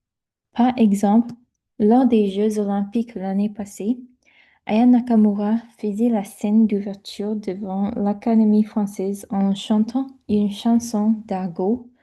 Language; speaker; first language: French; non-native, fluent; English